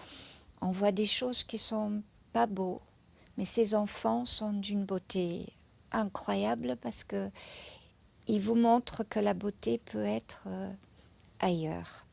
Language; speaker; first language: French; non-native, fluent; German